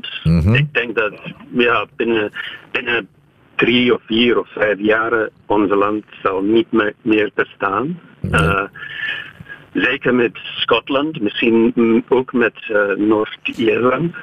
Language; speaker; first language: Dutch; non-native, fluent; English